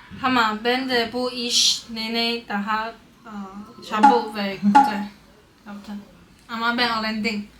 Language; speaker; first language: Turkish; non-native, learner; Chinese